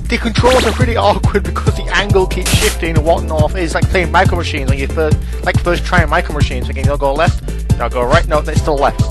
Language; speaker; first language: English; native; English